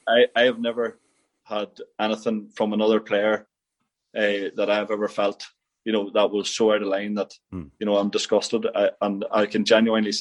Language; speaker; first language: English; native; English